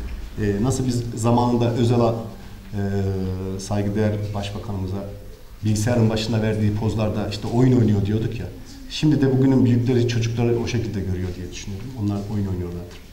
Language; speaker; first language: Turkish; native; Turkish